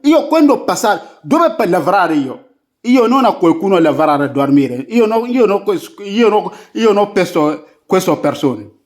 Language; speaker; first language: Italian; non-native, learner; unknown